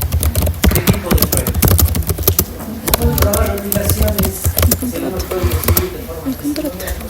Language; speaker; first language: Spanish; native; Spanish